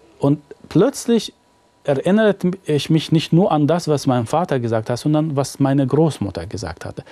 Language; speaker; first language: German; non-native, fluent; Arabic